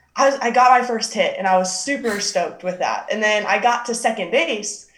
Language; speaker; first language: English; native; English